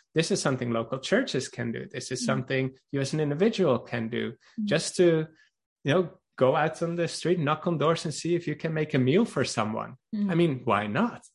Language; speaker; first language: English; non-native, fluent; Dutch